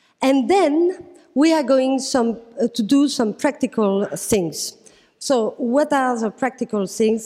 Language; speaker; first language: English; non-native, fluent; French